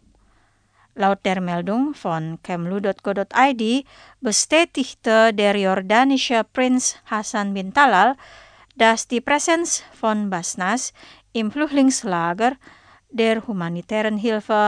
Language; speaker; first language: German; non-native, fluent; Indonesian